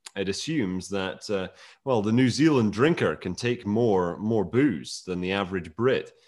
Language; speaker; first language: English; native; English